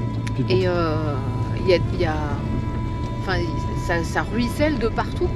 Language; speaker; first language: French; native; French